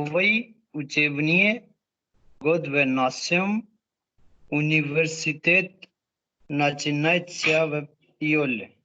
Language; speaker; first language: Russian; non-native, learner; Hindi